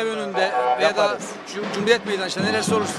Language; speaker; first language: Turkish; native; Turkish